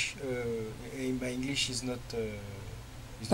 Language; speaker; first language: English; non-native, learner; French